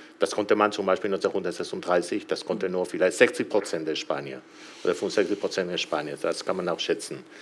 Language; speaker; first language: German; non-native, fluent; Spanish